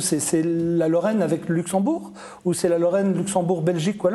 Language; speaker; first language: French; native; French